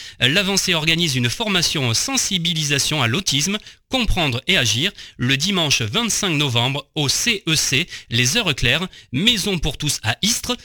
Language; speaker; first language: French; native; French